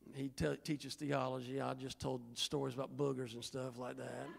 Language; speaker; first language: English; native; English